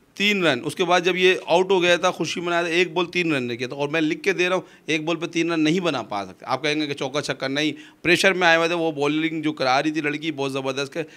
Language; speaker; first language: Urdu; non-native, local second language; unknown